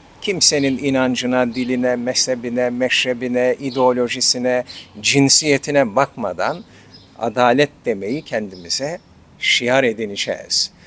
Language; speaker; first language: Turkish; native; Turkish